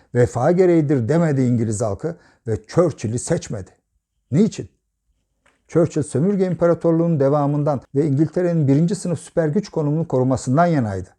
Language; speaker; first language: Turkish; native; Turkish